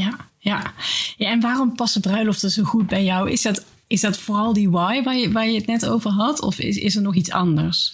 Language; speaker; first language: Dutch; native; Dutch